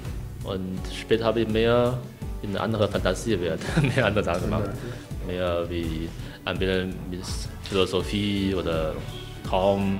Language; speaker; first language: German; non-native, learner; Chinese